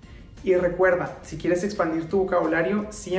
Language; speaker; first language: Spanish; native; Spanish